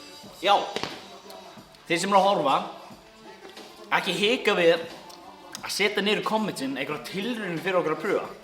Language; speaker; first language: Icelandic; non-native, fluent; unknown